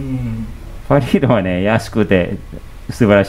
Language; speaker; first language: Japanese; non-native, fluent; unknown